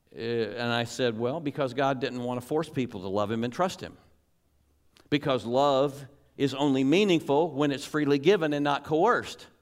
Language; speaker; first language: English; native; English